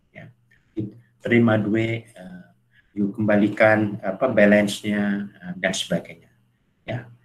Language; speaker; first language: English; non-native, learner; Indonesian